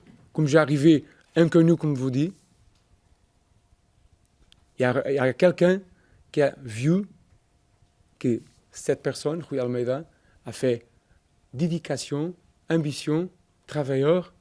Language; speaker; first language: French; non-native, fluent; Portuguese